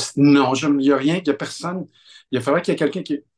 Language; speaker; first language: French; native; French